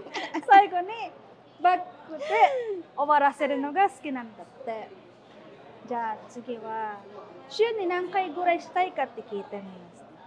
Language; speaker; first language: Japanese; non-native, fluent; Filipino